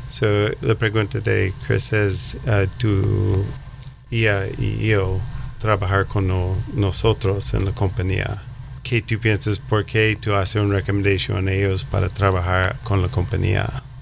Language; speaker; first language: Spanish; non-native, learner; English